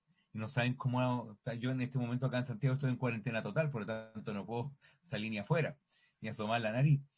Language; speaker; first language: Spanish; native; Spanish